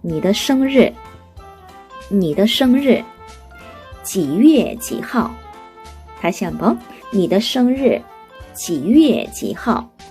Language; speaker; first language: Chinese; non-native, fluent; Korean